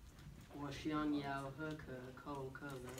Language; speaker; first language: Chinese; non-native, learner; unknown